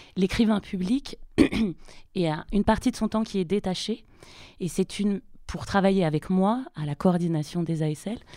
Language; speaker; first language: French; native; French